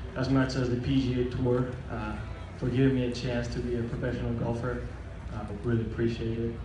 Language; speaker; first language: English; non-native, fluent; Spanish